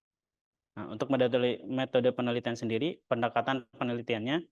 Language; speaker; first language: Indonesian; native; Indonesian